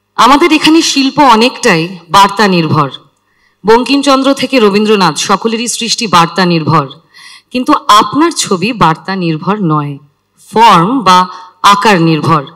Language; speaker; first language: Bangla; native; Bangla